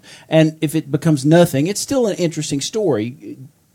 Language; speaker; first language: English; native; English